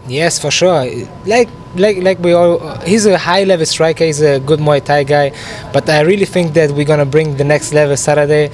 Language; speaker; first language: English; non-native, fluent; German